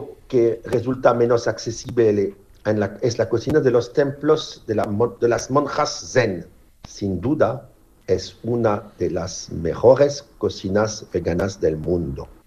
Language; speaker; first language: Spanish; non-native, fluent; French